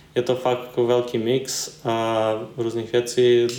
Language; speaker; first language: Czech; non-native, fluent; Serbian